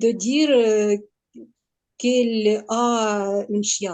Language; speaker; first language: French; non-native, learner; Ukrainian